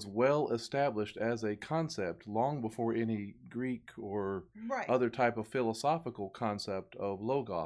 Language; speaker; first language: English; native; English